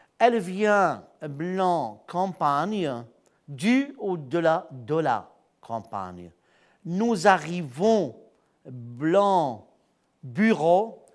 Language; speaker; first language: French; non-native, fluent; Arabic